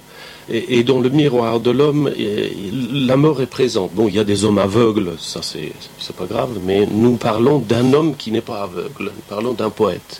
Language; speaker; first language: French; non-native, fluent; Persian